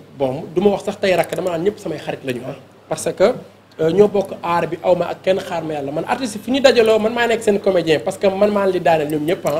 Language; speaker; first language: Wolof; non-native, local second language; Fula